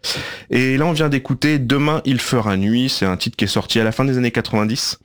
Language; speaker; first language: French; native; French